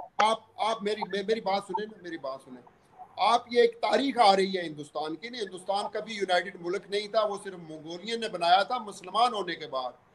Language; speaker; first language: Urdu; non-native, local second language; Punjabi